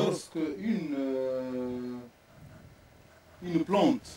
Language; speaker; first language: French; non-native, local second language; Arabic